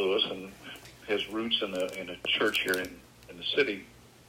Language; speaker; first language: English; native; English